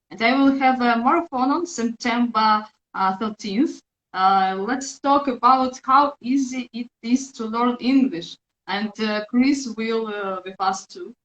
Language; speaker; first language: English; non-native, learner; Russian